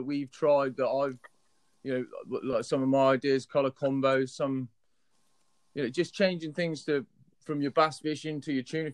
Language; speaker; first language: English; native; English